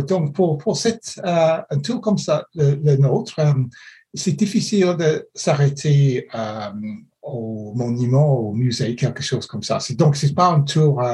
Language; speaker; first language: French; non-native, fluent; English